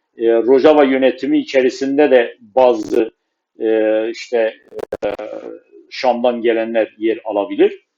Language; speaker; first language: Turkish; non-native, local second language; Kurdish